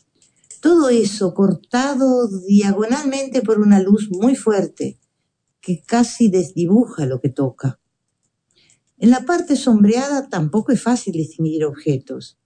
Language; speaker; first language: Spanish; native; Spanish